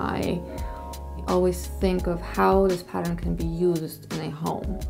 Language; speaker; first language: English; non-native, fluent; Polish